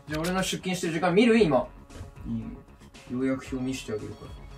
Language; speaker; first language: Japanese; native; Japanese